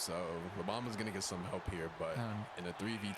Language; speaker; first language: English; native; English